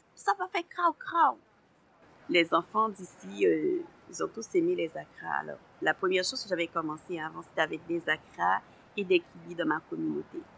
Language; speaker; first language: French; non-native, local second language; Haitian Creole